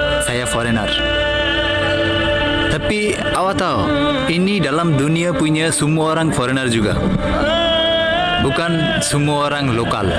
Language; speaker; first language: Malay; non-native, learner; Bangla